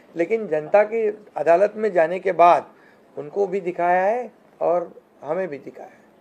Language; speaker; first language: Hindi; non-native, local second language; Marathi